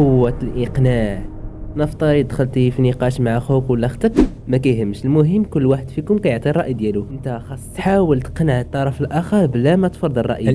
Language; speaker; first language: Arabic; native; Arabic